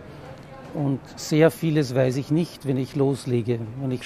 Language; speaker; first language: German; native; German